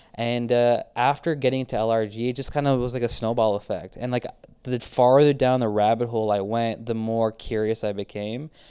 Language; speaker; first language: English; early bilingual, other home language; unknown